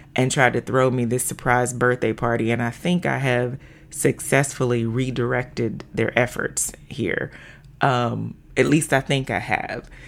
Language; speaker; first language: English; native; English